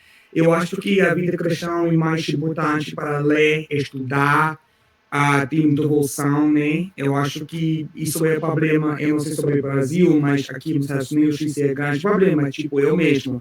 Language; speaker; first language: Portuguese; non-native, learner; English